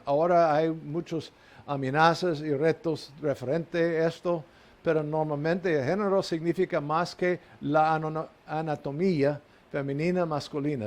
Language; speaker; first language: Spanish; non-native, fluent; English